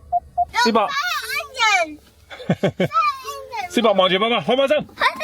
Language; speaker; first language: Cantonese; native; Cantonese